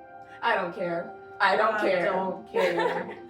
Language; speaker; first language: English; native; English